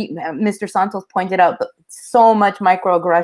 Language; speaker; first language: English; early bilingual, other home language; Spanish